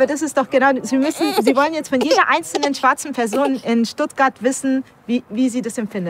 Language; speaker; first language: German; native; German